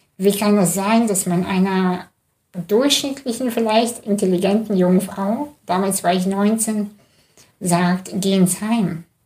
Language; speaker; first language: German; early bilingual, other home language; Russian